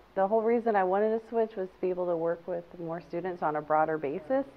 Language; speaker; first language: English; native; English